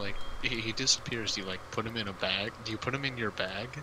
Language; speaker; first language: English; native; English